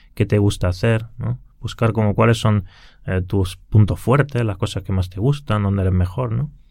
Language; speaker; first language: Spanish; native; Spanish